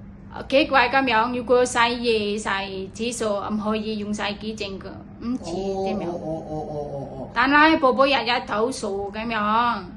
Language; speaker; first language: Cantonese; non-native, learner; Indonesian